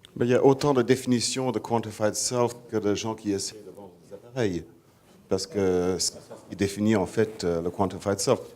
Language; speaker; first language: French; non-native, fluent; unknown